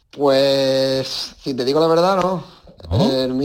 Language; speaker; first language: Spanish; native; Spanish